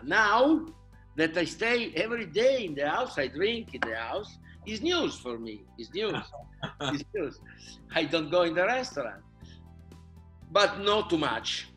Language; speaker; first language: English; non-native, learner; Italian